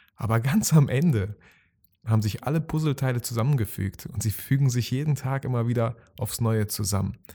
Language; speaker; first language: German; early bilingual, other home language; Russian